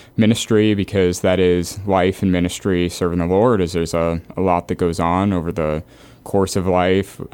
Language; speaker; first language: English; native; English